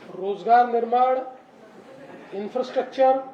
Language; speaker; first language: Hindi; non-native, local second language; Marathi